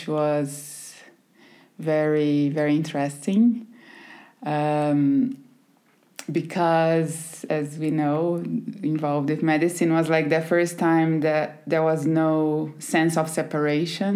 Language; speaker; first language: English; non-native, fluent; Portuguese